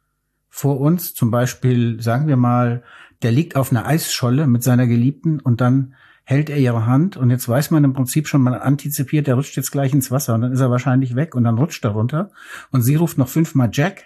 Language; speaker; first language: German; native; German